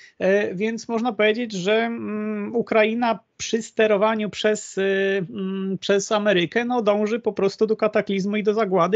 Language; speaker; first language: Polish; native; Polish